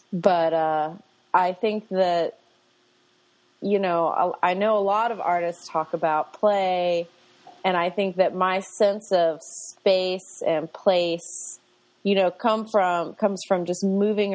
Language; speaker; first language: English; native; English